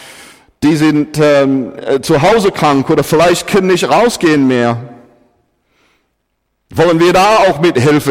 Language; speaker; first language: German; non-native, fluent; English